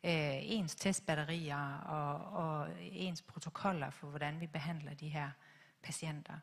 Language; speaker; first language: Danish; native; Danish